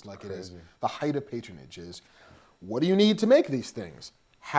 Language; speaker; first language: English; native; English